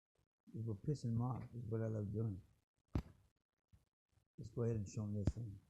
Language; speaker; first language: English; native; English